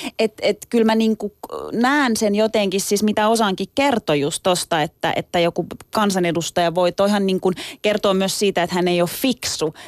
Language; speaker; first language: Finnish; early bilingual, other home language; Turkish